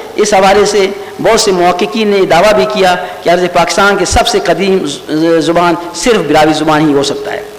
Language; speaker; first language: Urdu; non-native, local second language; Brahui